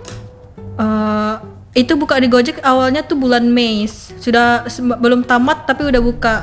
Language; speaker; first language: Indonesian; native; Indonesian